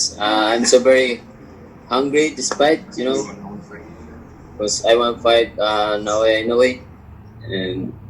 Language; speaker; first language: English; non-native, learner; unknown